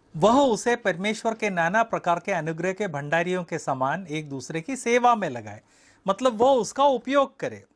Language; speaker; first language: Hindi; native; Hindi